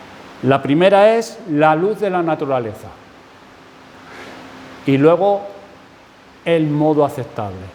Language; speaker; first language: Spanish; native; Spanish